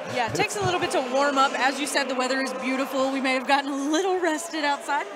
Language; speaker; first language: English; native; English